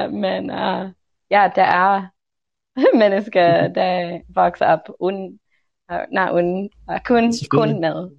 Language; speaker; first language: Norwegian; non-native, learner; English